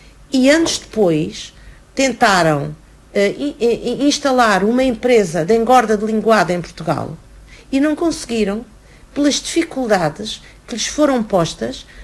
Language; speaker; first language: Portuguese; native; Portuguese